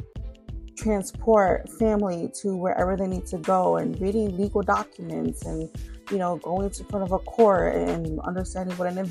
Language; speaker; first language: English; early bilingual, other home language; Spanish